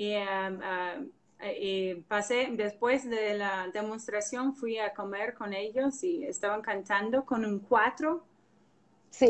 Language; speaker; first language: Spanish; non-native, fluent; English